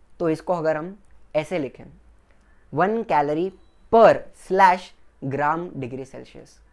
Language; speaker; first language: Hindi; non-native, local second language; Gujarati